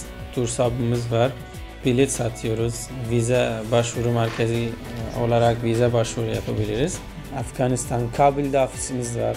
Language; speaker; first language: Turkish; non-native, fluent; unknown